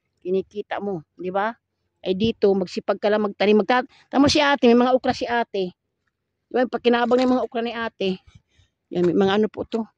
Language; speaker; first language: Filipino; non-native, local second language; Cebuano